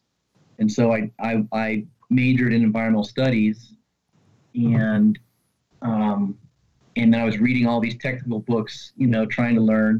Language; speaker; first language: English; native; English